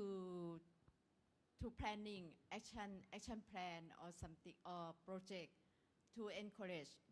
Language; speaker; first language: English; non-native, learner; Thai